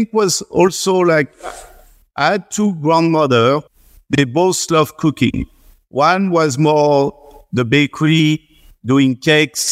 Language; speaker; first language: English; non-native, fluent; French